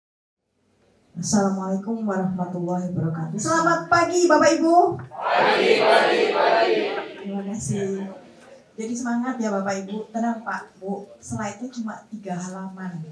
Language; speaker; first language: Indonesian; native; Indonesian